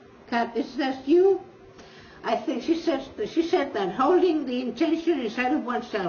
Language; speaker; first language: English; non-native, fluent; Spanish